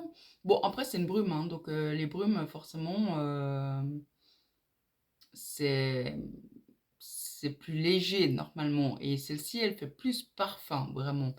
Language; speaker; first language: French; native; French